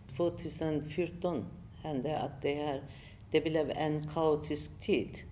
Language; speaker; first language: Swedish; non-native, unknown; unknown